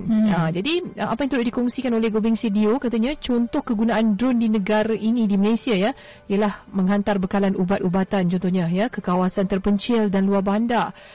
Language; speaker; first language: Malay; native; Malay